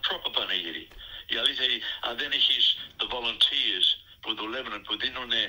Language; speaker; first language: Greek; early bilingual, other home language; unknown